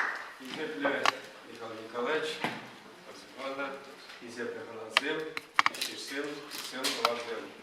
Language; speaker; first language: Russian; non-native, local second language; Chuvash